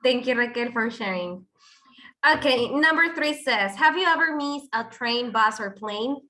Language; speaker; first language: English; non-native, fluent; Spanish